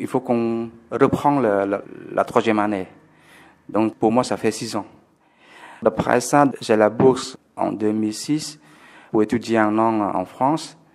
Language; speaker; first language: French; non-native, fluent; Khmer